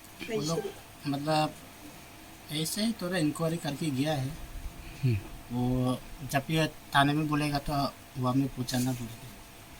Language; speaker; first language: Hindi; non-native, local second language; Garo